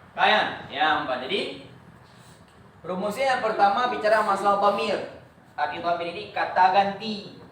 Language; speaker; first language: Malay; non-native, local second language; Achinese